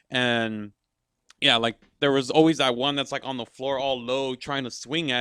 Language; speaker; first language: English; native; English